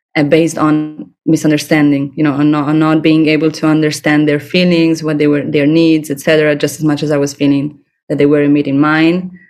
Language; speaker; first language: English; non-native, fluent; Italian